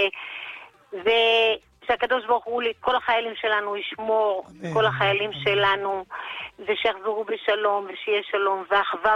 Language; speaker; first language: Hebrew; native; Hebrew